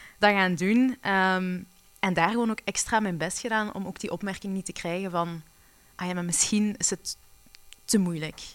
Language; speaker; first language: Dutch; early bilingual, other home language; Arabic